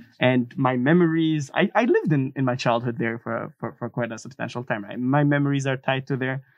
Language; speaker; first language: English; non-native, fluent; Arabic